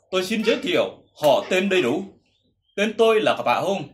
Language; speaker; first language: Vietnamese; non-native, local second language; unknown